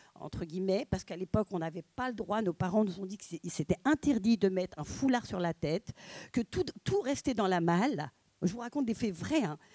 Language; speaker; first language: French; native; French